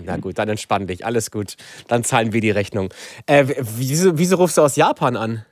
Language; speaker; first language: German; native; German